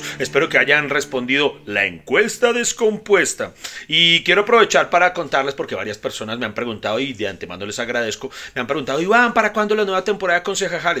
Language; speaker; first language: Spanish; native; Spanish